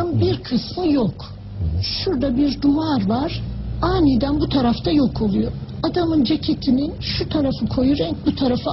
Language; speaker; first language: Turkish; native; Turkish